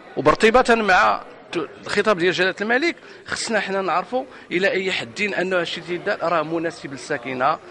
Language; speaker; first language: Arabic; native; Arabic